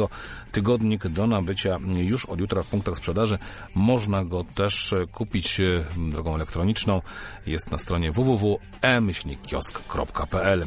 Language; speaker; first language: Polish; native; Polish